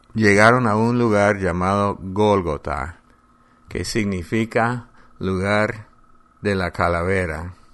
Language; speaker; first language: Spanish; non-native, fluent; English